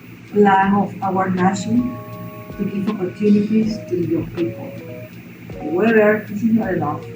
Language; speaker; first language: English; non-native, learner; Spanish